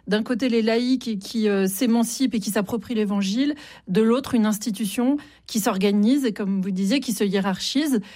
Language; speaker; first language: French; native; French